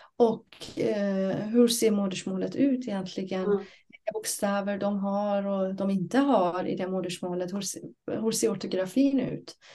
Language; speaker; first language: Swedish; non-native, fluent; Persian